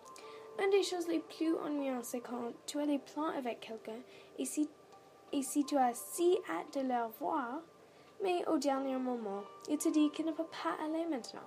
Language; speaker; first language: French; non-native, learner; English